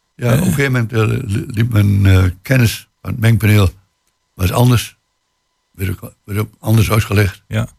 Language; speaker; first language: Dutch; native; Dutch